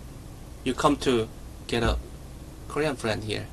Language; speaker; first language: English; non-native, learner; Korean